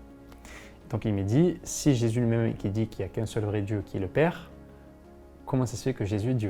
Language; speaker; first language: French; non-native, fluent; Arabic